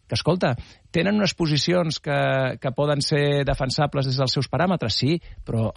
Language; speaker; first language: Catalan; non-native, local second language; Spanish